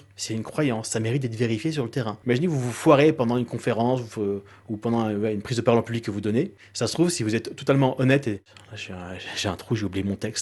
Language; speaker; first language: French; native; French